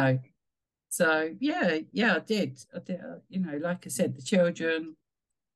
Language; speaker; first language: English; native; English